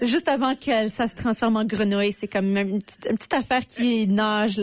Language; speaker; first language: French; native; French